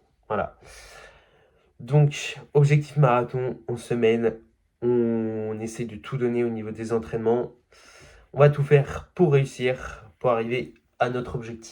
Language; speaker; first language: French; native; French